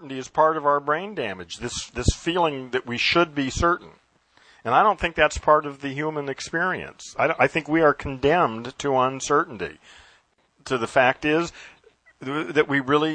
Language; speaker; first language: English; native; English